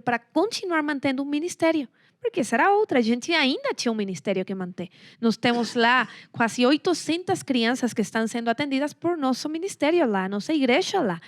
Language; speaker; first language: Portuguese; non-native, fluent; Spanish